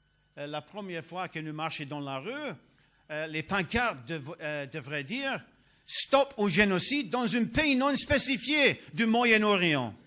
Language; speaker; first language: French; non-native, learner; English